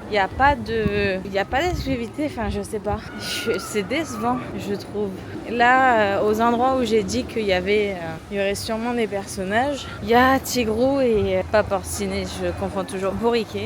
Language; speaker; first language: French; native; French